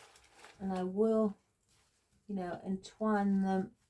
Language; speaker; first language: English; native; English